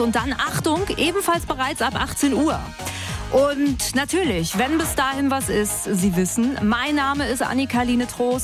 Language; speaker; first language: German; native; German